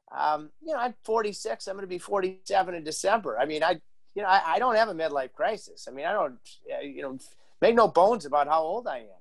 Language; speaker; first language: English; native; English